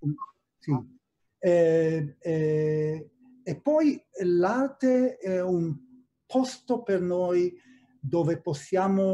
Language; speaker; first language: Italian; non-native, fluent; Hebrew